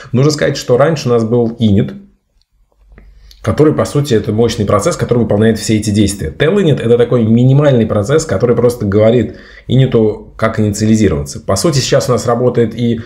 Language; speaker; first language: Russian; native; Russian